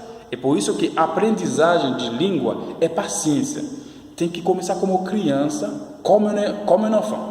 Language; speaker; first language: Portuguese; non-native, fluent; Haitian Creole